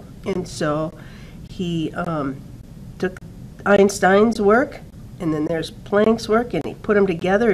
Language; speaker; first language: English; native; English